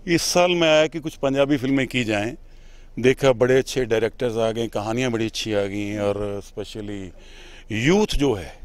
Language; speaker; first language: Hindi; native; Hindi